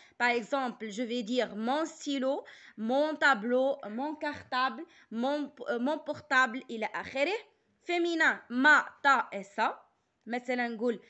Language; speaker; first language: French; non-native, local second language; Arabic